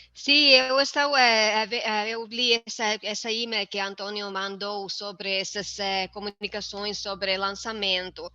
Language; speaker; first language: Portuguese; non-native, fluent; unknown